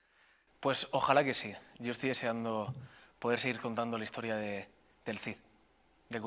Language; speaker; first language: Spanish; native; Spanish